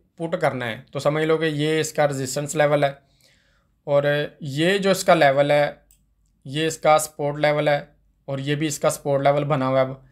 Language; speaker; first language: Urdu; non-native, local second language; Punjabi